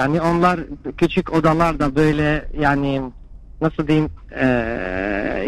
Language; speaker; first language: Turkish; non-native, fluent; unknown